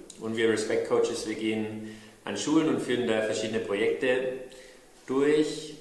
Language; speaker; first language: German; native; German